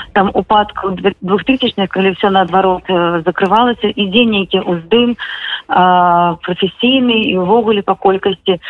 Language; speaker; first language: Belarusian; non-native, local second language; Russian